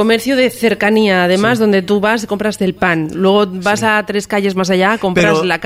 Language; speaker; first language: Spanish; native; Spanish